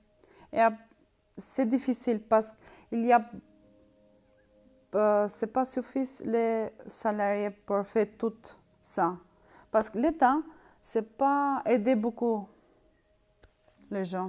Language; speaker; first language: French; non-native, learner; Albanian